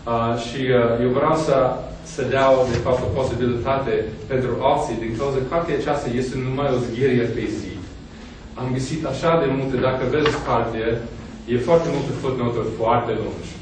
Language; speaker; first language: Romanian; non-native, fluent; English